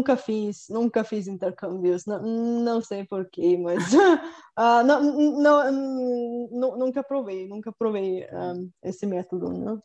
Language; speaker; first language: Portuguese; non-native, fluent; Bulgarian